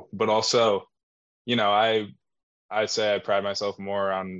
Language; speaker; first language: English; native; English